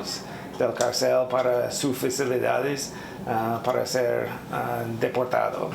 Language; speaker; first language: Spanish; non-native, learner; English